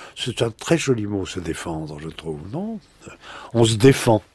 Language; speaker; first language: French; native; French